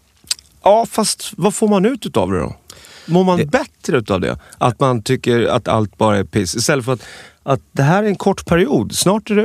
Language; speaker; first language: Swedish; native; Swedish